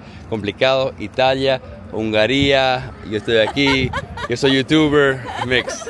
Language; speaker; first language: Spanish; early bilingual, heritage; Spanish